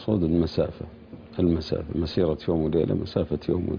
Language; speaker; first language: Arabic; native; Arabic